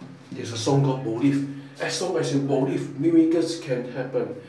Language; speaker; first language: English; non-native, local second language; Chinese